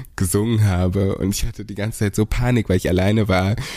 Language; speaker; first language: German; native; German